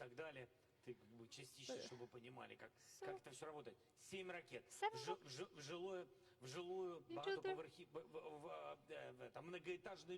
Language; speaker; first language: Russian; native; Russian